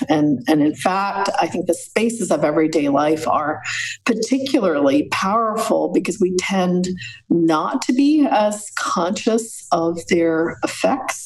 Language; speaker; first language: English; native; English